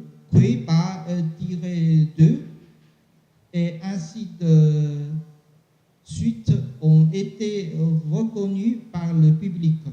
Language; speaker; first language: French; non-native, learner; Chinese